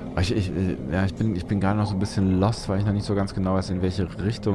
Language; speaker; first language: German; native; German